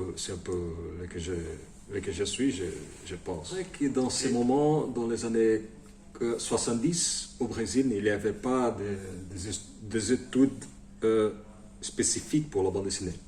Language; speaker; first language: French; non-native, fluent; Portuguese